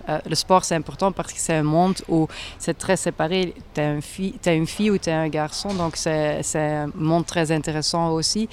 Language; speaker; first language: French; non-native, local second language; Dutch